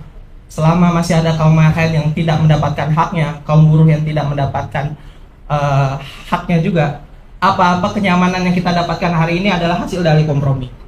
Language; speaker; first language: Indonesian; native; Indonesian